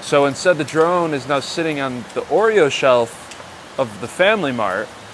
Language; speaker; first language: English; native; English